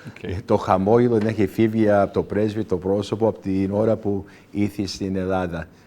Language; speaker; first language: Greek; early bilingual, heritage; English